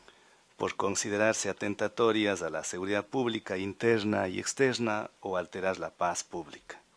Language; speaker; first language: Spanish; native; Spanish